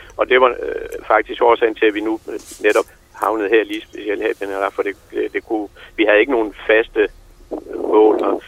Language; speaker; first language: Danish; native; Danish